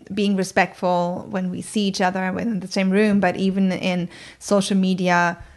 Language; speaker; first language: English; non-native, fluent; German